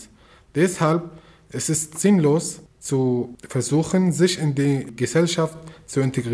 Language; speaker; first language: German; non-native, fluent; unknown